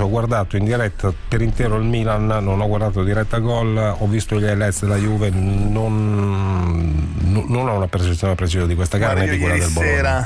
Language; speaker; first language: Italian; native; Italian